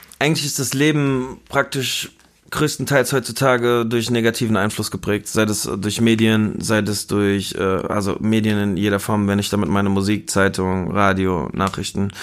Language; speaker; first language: German; early bilingual, other home language; Spanish